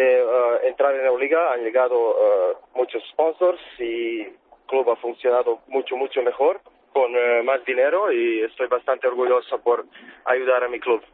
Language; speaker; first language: Spanish; non-native, fluent; Serbian